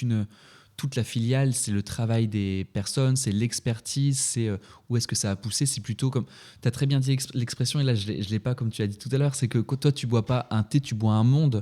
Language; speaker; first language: French; native; French